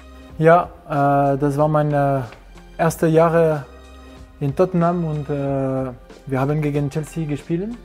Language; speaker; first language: German; non-native, learner; French